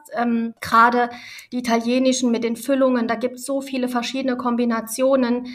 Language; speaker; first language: German; early bilingual, other home language; Italian